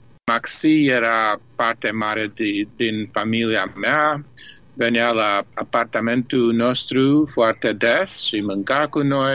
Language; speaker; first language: Romanian; early bilingual, heritage; Romanian